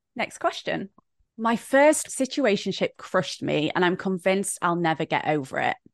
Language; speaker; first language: English; native; English